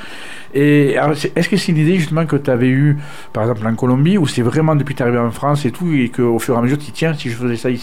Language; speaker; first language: French; native; French